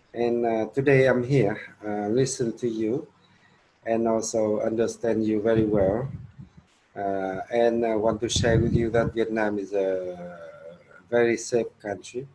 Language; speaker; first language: English; non-native, learner; Vietnamese